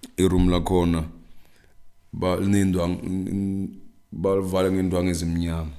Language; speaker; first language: Zulu; non-native, local second language; Northern Sotho